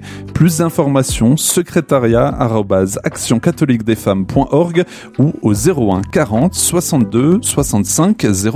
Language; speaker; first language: French; native; French